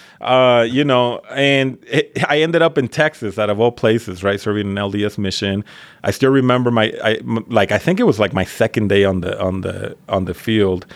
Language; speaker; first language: English; early bilingual, other home language; Spanish